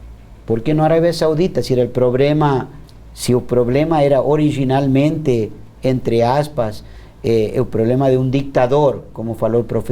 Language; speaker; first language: Portuguese; non-native, fluent; Spanish